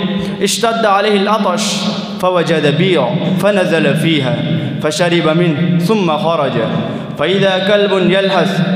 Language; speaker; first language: Arabic; non-native, learner; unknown